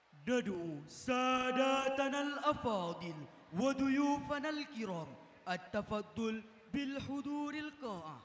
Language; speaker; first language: Arabic; non-native, fluent; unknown